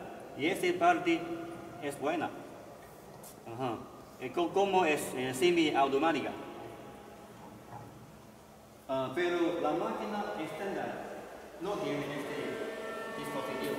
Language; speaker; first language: Spanish; non-native, learner; Chinese